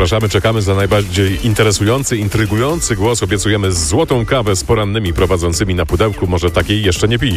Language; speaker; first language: Polish; native; Polish